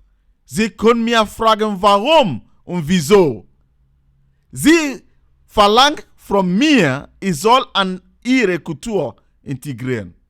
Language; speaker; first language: German; non-native, learner; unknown